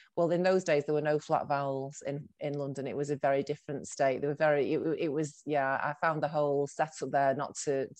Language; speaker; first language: English; native; English